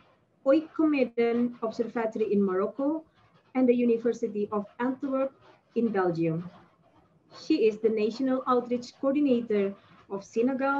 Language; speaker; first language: English; non-native, fluent; Indonesian